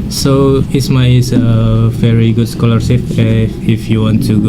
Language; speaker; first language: English; non-native, fluent; Indonesian